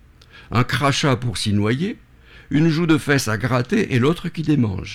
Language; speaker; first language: French; native; French